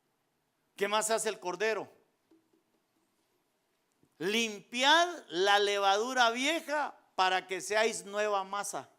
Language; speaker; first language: Spanish; native; Spanish